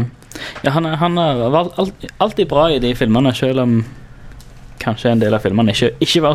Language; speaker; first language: Norwegian; native; Norwegian